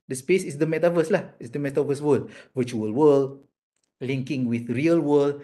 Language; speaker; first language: English; non-native, local second language; Malay